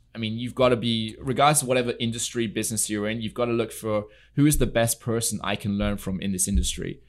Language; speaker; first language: English; native; English